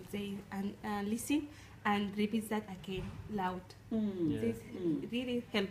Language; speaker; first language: English; non-native, learner; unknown